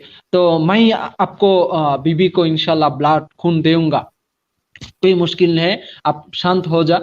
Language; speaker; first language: Hindi; non-native, learner; Bangla